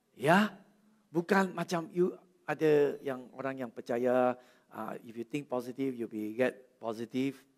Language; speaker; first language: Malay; non-native, local second language; Chinese